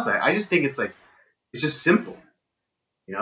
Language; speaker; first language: English; native; English